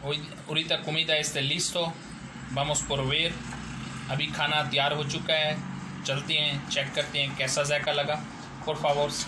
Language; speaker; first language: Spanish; non-native, learner; Urdu